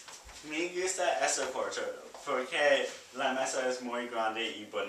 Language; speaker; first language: Spanish; non-native, learner; English